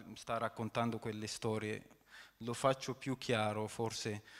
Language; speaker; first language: Italian; non-native, fluent; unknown